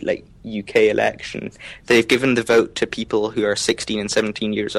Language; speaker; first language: English; native; English